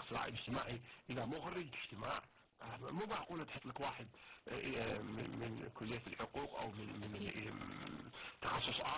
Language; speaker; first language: Arabic; native; Arabic